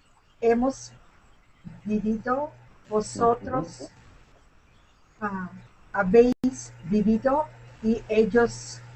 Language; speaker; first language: Spanish; non-native, fluent; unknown